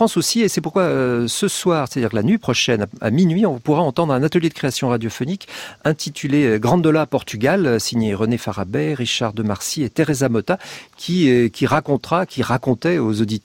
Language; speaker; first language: French; native; French